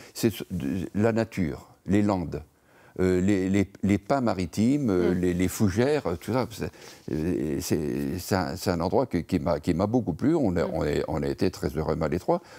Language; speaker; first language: French; native; French